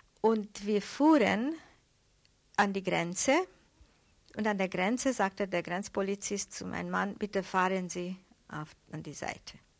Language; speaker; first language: German; non-native, fluent; Hungarian